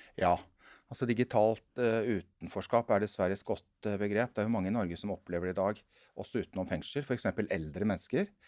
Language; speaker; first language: Norwegian; native; Norwegian